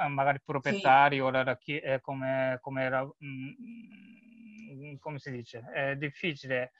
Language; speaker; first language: Italian; non-native, learner; Japanese